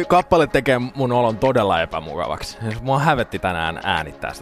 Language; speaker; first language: Finnish; native; Finnish